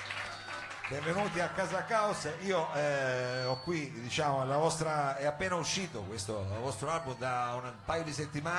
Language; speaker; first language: Italian; native; Italian